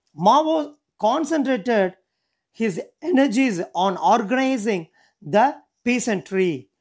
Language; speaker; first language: English; non-native, local second language; Tamil